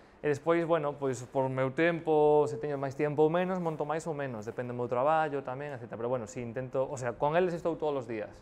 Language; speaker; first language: Galician; native; Galician